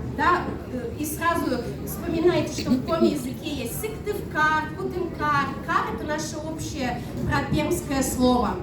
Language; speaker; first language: Russian; non-native, local second language; Udmurt